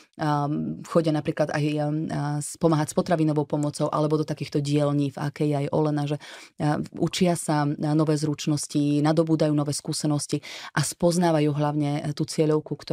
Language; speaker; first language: Slovak; native; Slovak